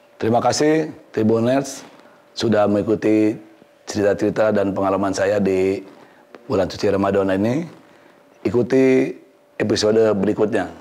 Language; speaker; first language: Indonesian; native; Indonesian